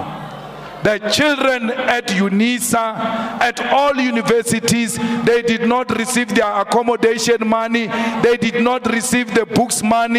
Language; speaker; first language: English; non-native, local second language; Northern Sotho